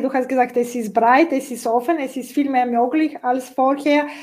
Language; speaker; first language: German; non-native, fluent; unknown